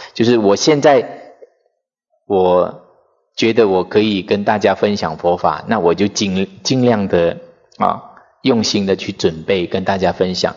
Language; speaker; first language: Chinese; non-native, fluent; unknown